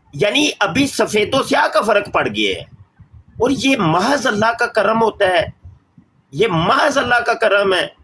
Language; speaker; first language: Urdu; native; Urdu